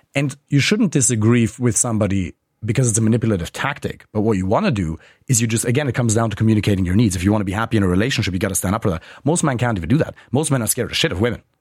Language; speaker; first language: English; non-native, fluent; German